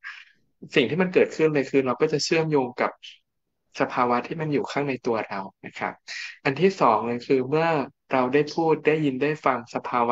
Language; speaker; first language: Thai; native; Thai